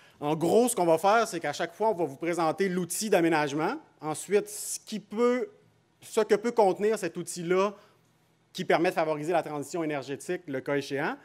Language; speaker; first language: French; native; French